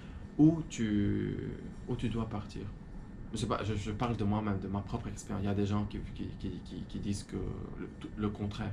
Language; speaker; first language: French; non-native, fluent; Arabic